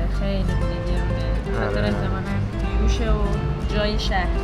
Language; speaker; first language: Persian; native; Persian